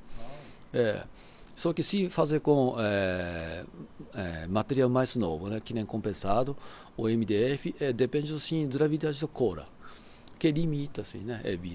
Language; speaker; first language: Portuguese; non-native, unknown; Japanese